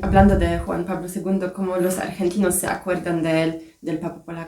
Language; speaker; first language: Spanish; non-native, fluent; Polish